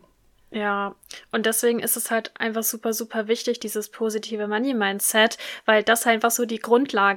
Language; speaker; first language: German; native; German